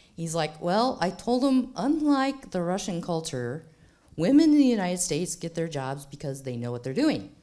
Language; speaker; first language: English; native; English